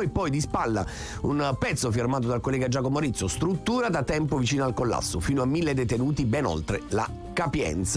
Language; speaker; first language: Italian; native; Italian